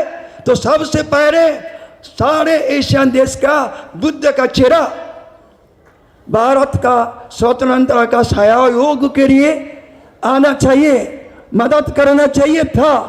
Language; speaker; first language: Hindi; non-native, learner; Japanese